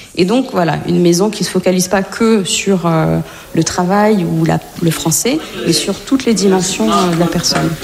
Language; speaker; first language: French; native; French